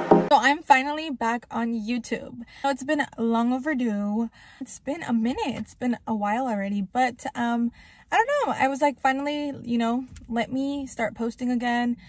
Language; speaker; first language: English; early bilingual, other home language; Spanish